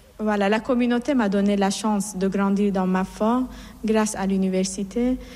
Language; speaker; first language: French; non-native, fluent; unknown